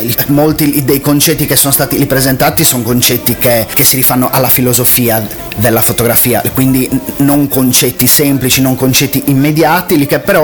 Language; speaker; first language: Italian; native; Italian